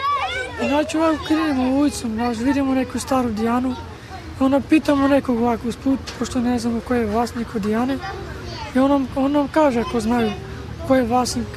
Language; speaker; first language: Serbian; non-native, local second language; Romany